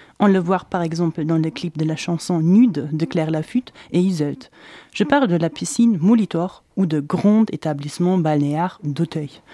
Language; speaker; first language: French; non-native, fluent; German